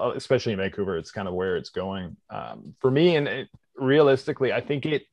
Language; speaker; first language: English; native; English